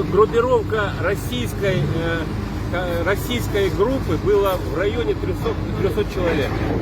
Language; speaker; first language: Russian; native; Russian